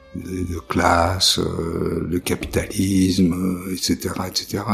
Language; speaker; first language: French; native; French